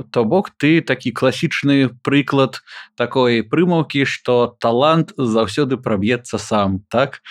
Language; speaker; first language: Belarusian; non-native, local second language; Russian